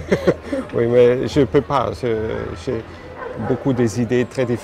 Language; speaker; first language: French; non-native, fluent; German